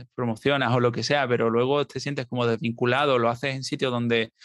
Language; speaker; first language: Spanish; native; Spanish